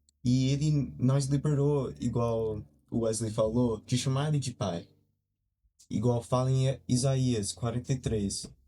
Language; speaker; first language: Portuguese; early bilingual, heritage; Portuguese